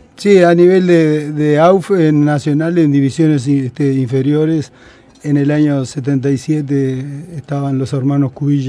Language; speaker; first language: Spanish; native; Spanish